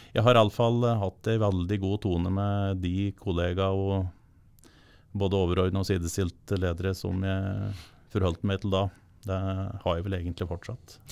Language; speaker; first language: Norwegian; native; Norwegian